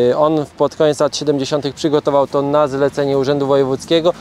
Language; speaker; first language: Polish; native; Polish